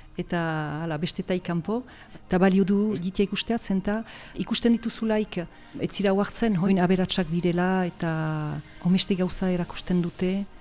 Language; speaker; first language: Basque; native; Basque